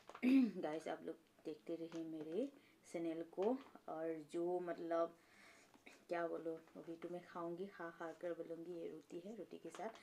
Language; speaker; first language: Hindi; non-native, local second language; Assamese